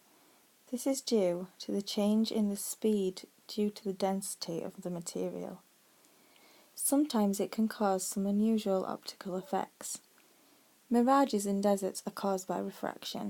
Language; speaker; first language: English; native; English